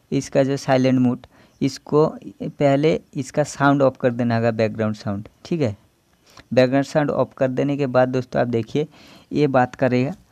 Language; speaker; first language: Hindi; non-native, local second language; Bangla